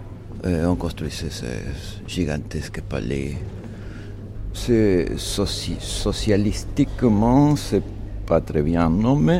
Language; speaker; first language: French; non-native, fluent; Spanish